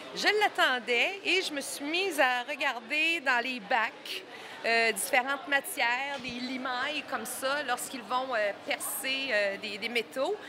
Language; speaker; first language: French; native; French